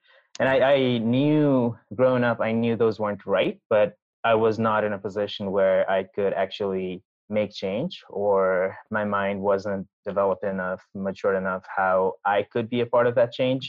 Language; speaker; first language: English; non-native, local second language; Nepali